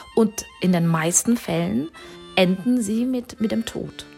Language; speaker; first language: German; non-native, fluent; Czech